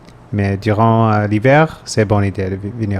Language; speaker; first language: French; non-native, fluent; English